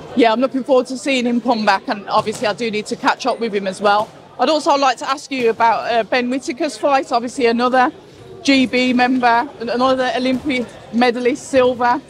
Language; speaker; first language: English; native; English